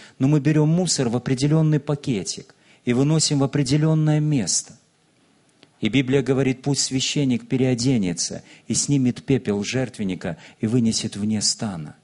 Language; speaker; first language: Russian; native; Russian